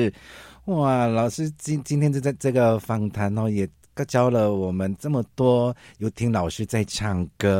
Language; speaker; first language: Chinese; native; Chinese